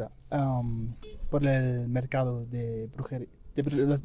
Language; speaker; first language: Spanish; non-native, fluent; German